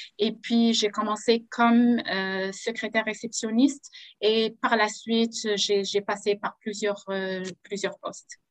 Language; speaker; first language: French; non-native, local second language; Arabic